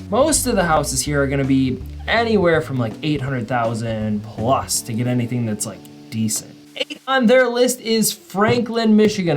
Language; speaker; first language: English; native; English